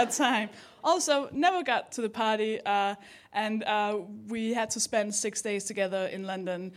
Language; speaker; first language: English; non-native, fluent; Danish